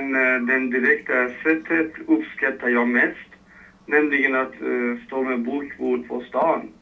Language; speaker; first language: Swedish; non-native, fluent; Persian